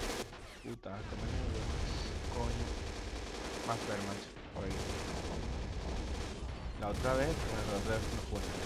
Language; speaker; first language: Spanish; native; Spanish